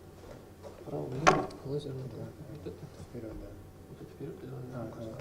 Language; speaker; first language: Russian; native; Russian